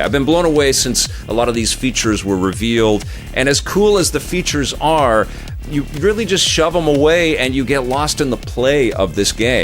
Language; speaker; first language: English; native; English